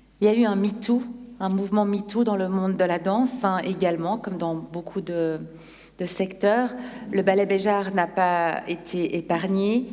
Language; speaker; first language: French; native; French